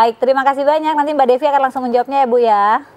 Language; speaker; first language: Indonesian; native; Indonesian